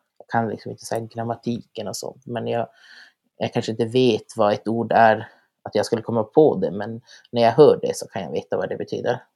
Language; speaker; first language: Swedish; native; Swedish